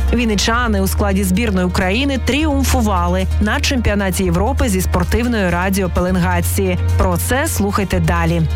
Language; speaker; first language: Ukrainian; native; Ukrainian